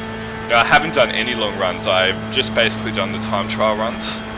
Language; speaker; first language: English; native; English